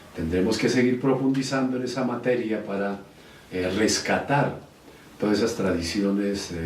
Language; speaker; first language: Spanish; native; Spanish